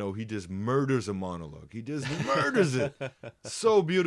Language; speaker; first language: English; native; English